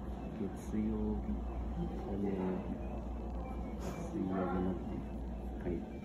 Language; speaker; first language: Japanese; native; Japanese